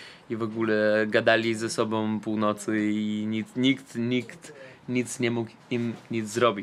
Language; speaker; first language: Polish; non-native, fluent; Russian